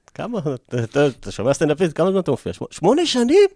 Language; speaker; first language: Hebrew; native; Hebrew